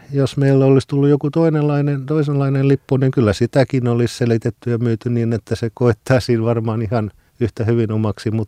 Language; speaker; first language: Finnish; non-native, local second language; Swedish